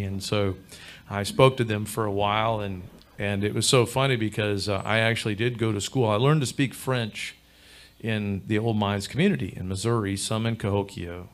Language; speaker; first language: English; native; English